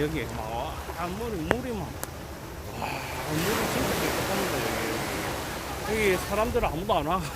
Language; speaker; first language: Korean; native; Korean